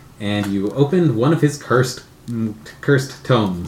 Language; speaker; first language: English; native; English